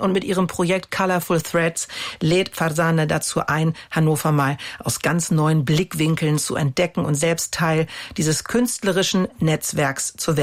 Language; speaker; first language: German; native; German